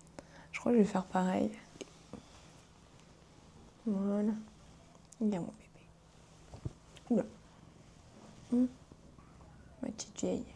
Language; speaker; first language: French; native; French